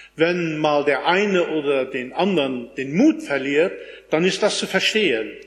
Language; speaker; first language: German; non-native, local second language; Luxembourgish